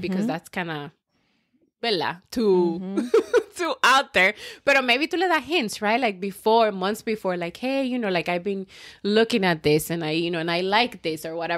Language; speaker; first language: English; early bilingual, other home language; Spanish